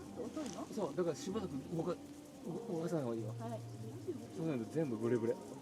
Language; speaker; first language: Japanese; native; Japanese